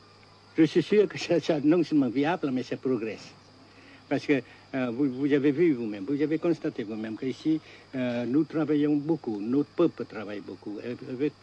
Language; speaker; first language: French; non-native, fluent; Vietnamese